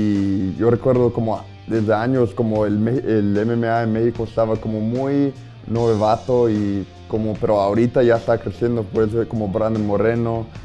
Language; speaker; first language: Spanish; early bilingual, heritage; Spanish